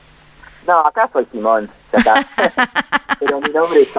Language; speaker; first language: Spanish; non-native, fluent; English